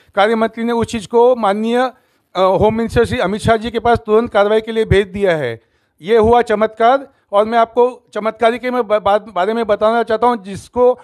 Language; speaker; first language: Hindi; native; Hindi